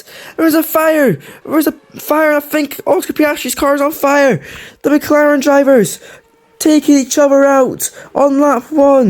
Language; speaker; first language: English; native; English